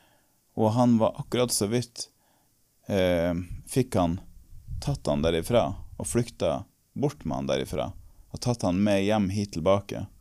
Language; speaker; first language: Norwegian; native; Norwegian